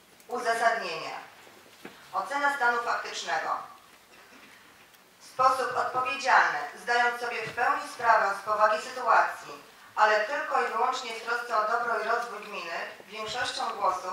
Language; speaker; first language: Polish; native; Polish